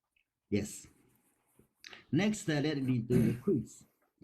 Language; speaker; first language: English; non-native, learner; Chinese